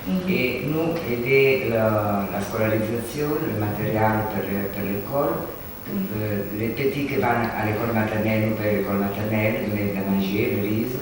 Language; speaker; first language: French; non-native, learner; Italian